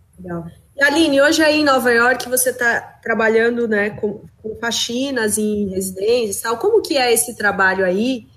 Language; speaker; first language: Portuguese; native; Portuguese